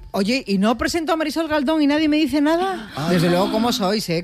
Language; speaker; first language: Spanish; native; Spanish